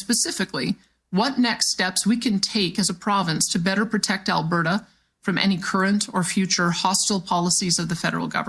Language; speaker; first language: English; native; English